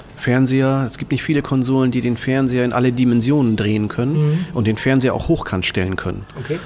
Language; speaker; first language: German; native; German